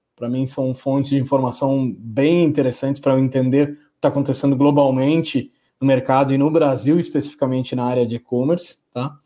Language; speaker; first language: Portuguese; native; Portuguese